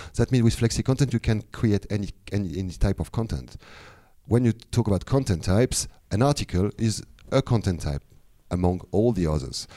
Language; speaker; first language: English; non-native, fluent; French